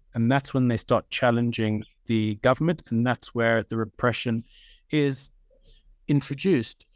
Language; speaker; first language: English; native; English